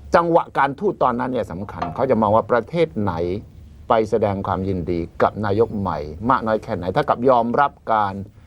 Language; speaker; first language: Thai; native; Thai